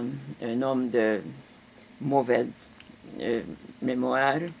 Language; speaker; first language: French; non-native, fluent; Hungarian